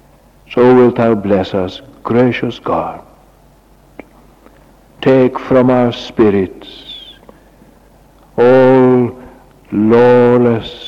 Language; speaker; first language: English; native; English